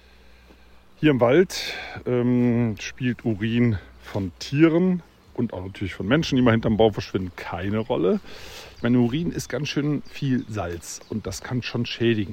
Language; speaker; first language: German; native; German